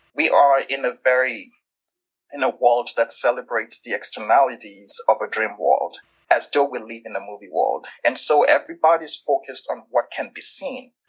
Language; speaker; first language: English; non-native, local second language; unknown